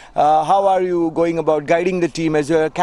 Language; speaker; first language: English; non-native, local second language; Konkani